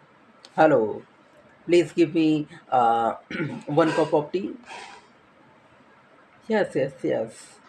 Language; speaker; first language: English; non-native, learner; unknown